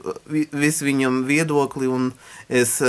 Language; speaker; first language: Latvian; non-native, local second language; Russian